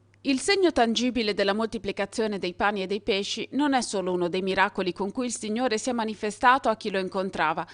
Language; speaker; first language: Italian; native; Italian